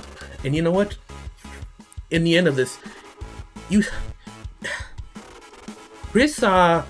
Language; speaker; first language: English; native; English